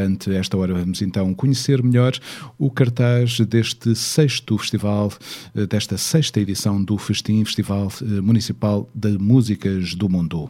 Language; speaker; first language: Portuguese; native; Portuguese